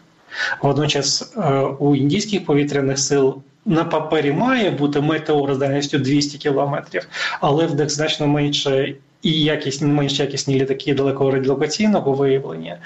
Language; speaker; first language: Ukrainian; native; Ukrainian